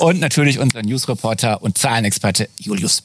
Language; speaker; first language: German; native; German